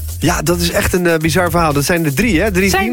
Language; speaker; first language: Dutch; native; Dutch